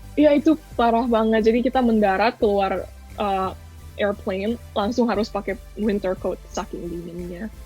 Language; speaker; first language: Indonesian; native; Indonesian